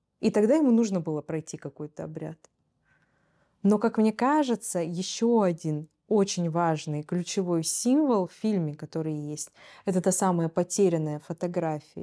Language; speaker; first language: Russian; native; Russian